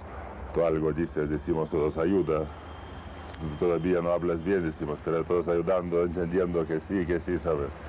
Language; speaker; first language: Spanish; non-native, learner; Lithuanian